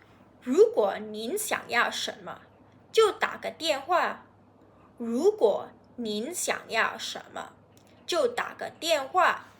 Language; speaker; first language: Chinese; non-native, fluent; Sinhala